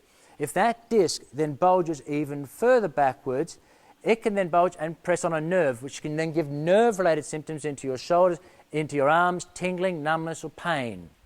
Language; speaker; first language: English; native; English